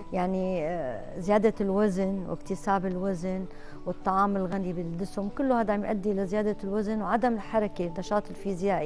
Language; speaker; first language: Arabic; native; Arabic